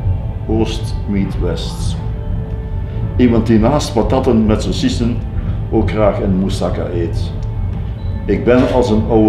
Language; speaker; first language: Dutch; native; Dutch